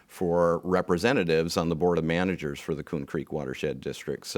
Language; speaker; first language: English; native; English